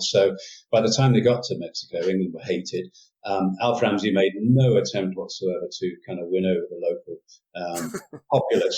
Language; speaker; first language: English; native; English